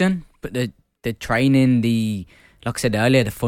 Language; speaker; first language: English; native; English